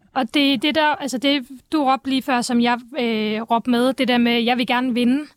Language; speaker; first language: Danish; early bilingual, other home language; Turkish